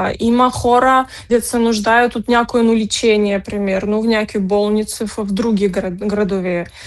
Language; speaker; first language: Bulgarian; early bilingual, heritage; Bulgarian